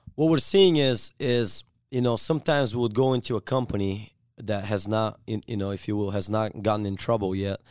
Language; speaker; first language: English; non-native, fluent; Bulgarian